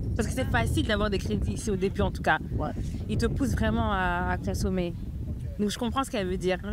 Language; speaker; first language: French; native; French